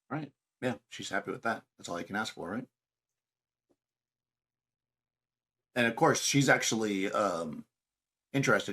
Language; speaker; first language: English; native; English